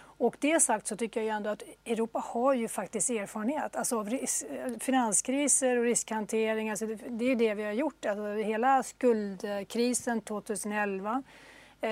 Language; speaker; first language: Swedish; native; Swedish